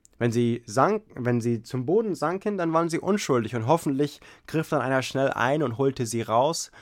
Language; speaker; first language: German; non-native, fluent; English